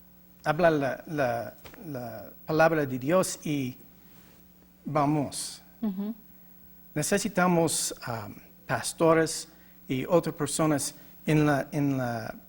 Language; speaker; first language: Spanish; non-native, learner; English